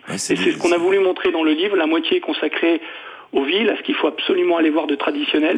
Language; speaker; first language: French; native; French